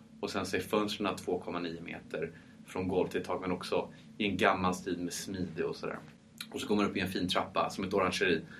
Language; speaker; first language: Swedish; early bilingual, heritage; Swedish